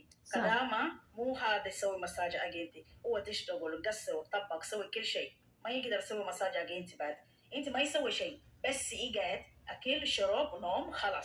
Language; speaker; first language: Arabic; non-native, learner; Amharic